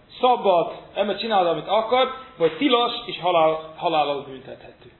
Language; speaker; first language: Hungarian; non-native, fluent; English